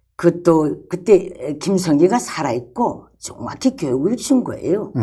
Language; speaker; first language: Korean; early bilingual, other home language; Chinese